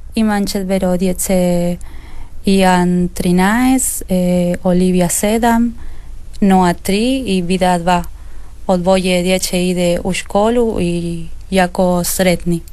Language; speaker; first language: Croatian; non-native, learner; Spanish